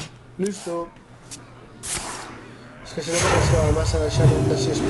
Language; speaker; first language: Spanish; non-native, local second language; Catalan